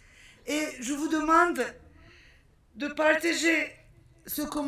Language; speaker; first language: French; non-native, fluent; Turkish